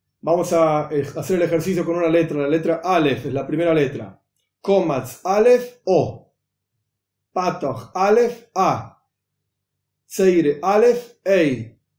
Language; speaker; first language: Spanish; native; Spanish